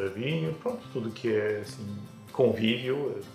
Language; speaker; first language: Portuguese; non-native, fluent; Turkish